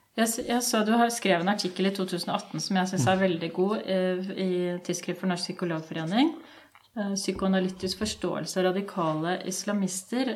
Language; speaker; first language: Norwegian; native; Norwegian